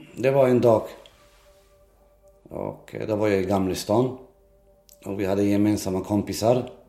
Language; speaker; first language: Swedish; non-native, local second language; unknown